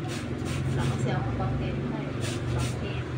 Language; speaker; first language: Filipino; native; Filipino